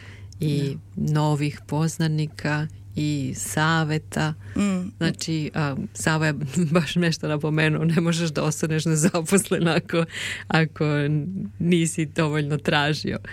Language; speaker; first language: Serbian; native; Serbian